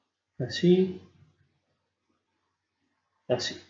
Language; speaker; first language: Spanish; non-native, learner; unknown